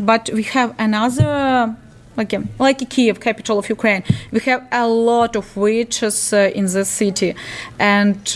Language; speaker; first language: English; non-native, learner; Ukrainian